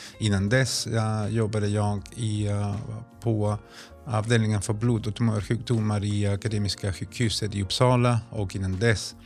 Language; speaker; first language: Swedish; non-native, fluent; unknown